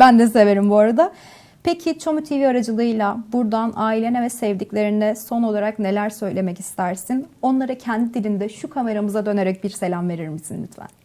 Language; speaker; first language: Turkish; native; Turkish